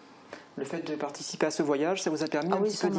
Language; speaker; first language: French; native; French